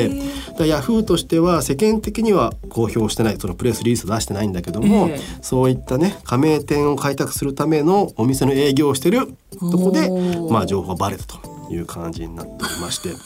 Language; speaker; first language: Japanese; native; Japanese